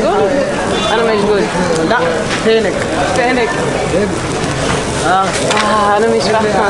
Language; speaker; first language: Arabic; non-native, learner; English